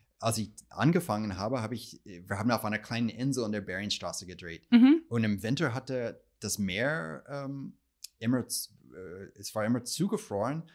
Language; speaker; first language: German; non-native, fluent; English